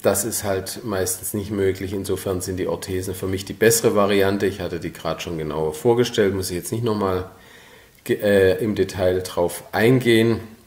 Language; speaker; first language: German; native; German